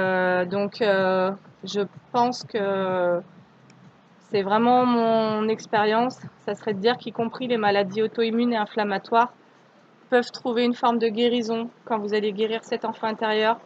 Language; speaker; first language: French; native; French